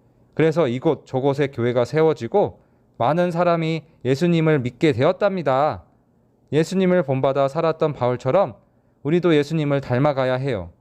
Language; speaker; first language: Korean; native; Korean